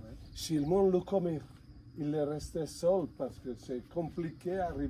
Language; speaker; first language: French; non-native, learner; Bosnian